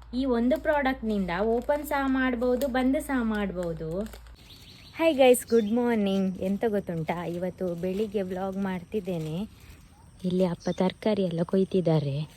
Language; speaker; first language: Kannada; non-native, local second language; Tulu